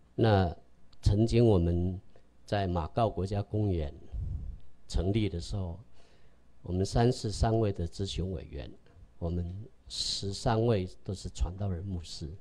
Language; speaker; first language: Chinese; native; Chinese